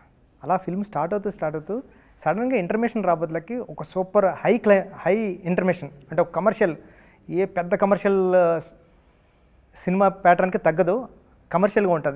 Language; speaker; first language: Telugu; native; Telugu